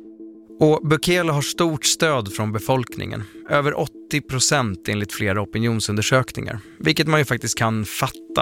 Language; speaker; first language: Swedish; native; Swedish